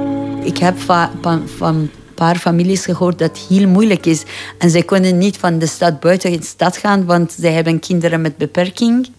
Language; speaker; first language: Dutch; non-native, fluent; Persian